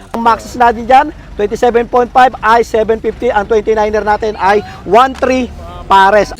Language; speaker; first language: Filipino; native; Filipino